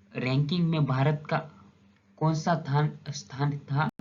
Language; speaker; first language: Hindi; non-native, local second language; Marathi